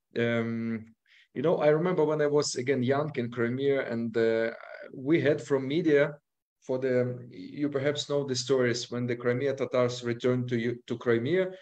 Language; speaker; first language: English; non-native, fluent; Ukrainian